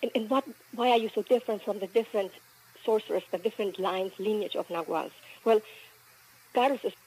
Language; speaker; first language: English; early bilingual, other home language; Spanish